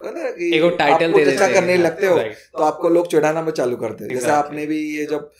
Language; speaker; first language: Hindi; non-native, local second language; Marathi